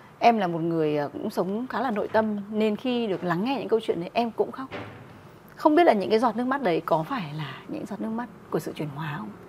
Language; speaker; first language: Vietnamese; native; Vietnamese